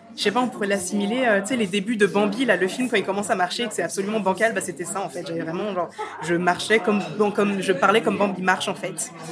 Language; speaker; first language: French; native; French